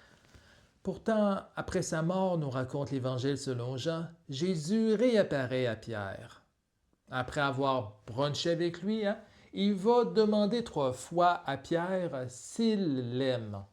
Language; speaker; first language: French; native; French